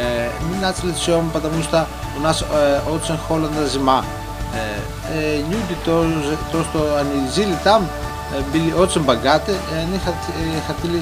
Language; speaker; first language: Russian; non-native, learner; Greek